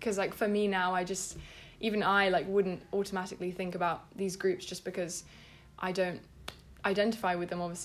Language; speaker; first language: English; native; English